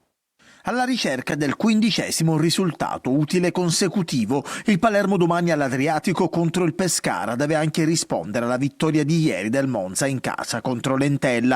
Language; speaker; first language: Italian; native; Italian